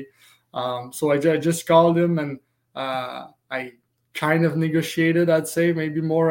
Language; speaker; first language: English; non-native, fluent; French